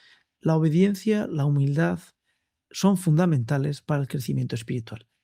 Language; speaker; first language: Spanish; native; Spanish